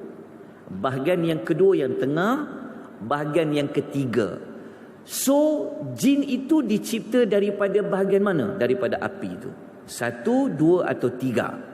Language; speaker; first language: Malay; native; Malay